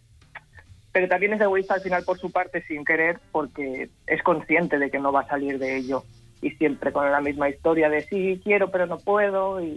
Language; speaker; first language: Spanish; native; Spanish